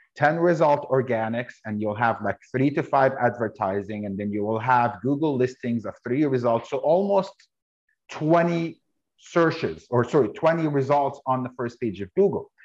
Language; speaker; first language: English; non-native, fluent; Arabic